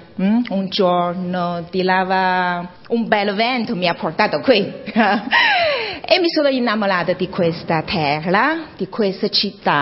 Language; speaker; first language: Italian; non-native, fluent; Chinese